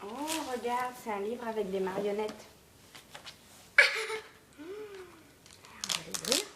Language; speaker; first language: French; native; French